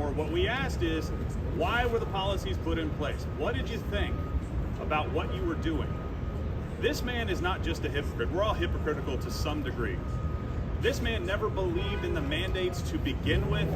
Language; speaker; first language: English; native; English